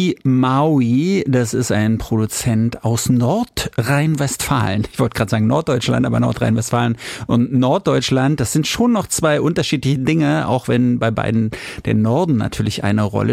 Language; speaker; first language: German; native; German